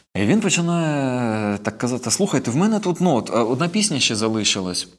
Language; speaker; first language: Ukrainian; non-native, local second language; Russian